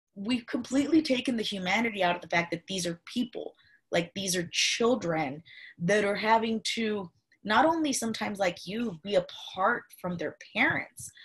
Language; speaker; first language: English; early bilingual, other home language; Spanish